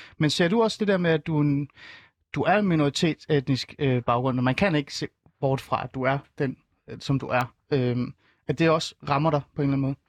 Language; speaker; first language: Danish; early bilingual, other home language; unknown